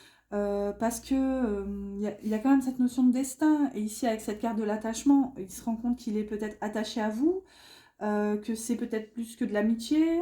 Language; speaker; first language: French; native; French